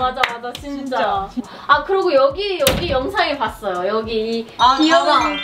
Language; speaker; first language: Korean; early bilingual, heritage; Korean